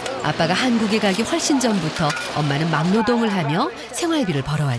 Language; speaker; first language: Korean; native; Korean